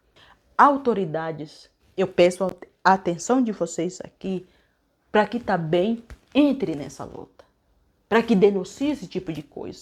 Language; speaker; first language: Portuguese; non-native, local second language; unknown